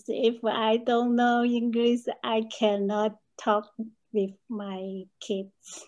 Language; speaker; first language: English; non-native, learner; Chinese